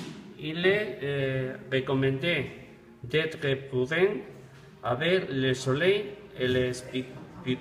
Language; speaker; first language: French; non-native, learner; Spanish